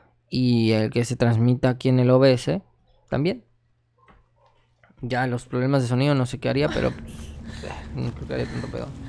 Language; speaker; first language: Spanish; native; Spanish